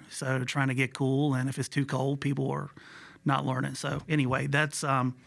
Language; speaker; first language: English; native; English